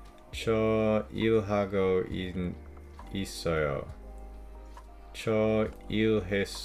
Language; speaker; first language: Korean; non-native, learner; English